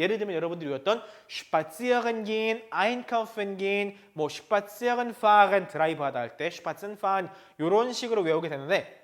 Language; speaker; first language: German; non-native, fluent; Korean